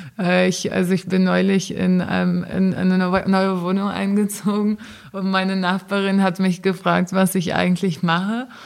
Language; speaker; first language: German; non-native, fluent; Portuguese